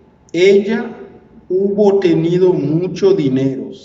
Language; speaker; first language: Spanish; non-native, learner; Haitian Creole